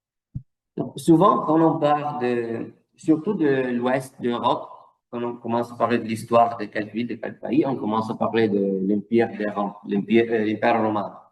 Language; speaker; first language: French; non-native, fluent; Italian